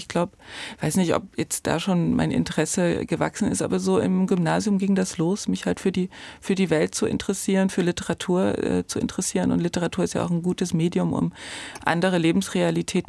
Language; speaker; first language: German; native; German